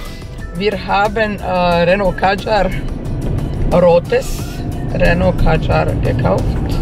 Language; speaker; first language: German; non-native, learner; Bosnian